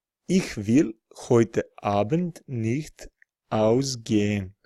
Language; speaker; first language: German; non-native, fluent; Serbian